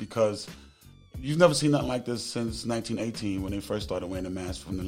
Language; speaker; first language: English; native; English